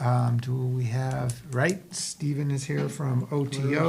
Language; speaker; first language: English; native; English